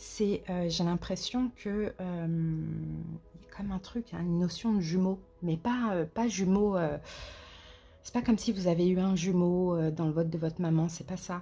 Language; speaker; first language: French; native; French